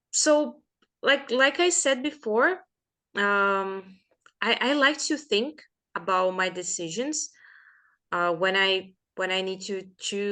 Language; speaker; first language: English; non-native, fluent; Portuguese